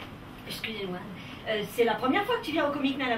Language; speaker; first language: French; native; French